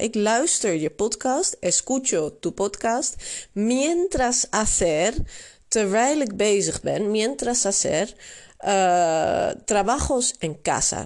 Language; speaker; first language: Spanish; non-native, learner; Dutch